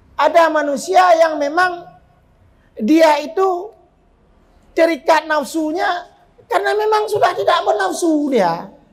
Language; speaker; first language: Malay; non-native, local second language; Achinese